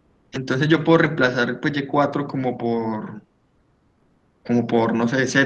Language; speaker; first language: Spanish; native; Spanish